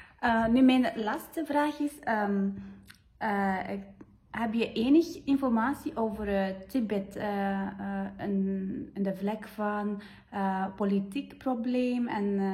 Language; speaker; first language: Dutch; non-native, fluent; Tibetan